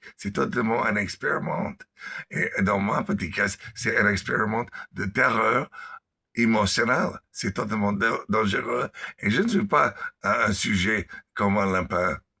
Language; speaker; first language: French; non-native, learner; English